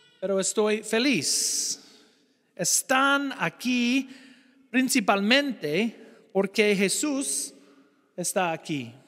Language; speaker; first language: Spanish; non-native, fluent; English